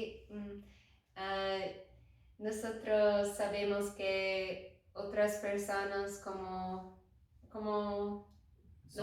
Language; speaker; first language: Spanish; non-native, learner; English